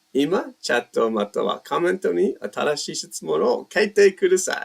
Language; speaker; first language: Japanese; non-native, learner; English